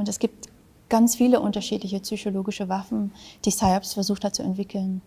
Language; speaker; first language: German; early bilingual, other home language; Vietnamese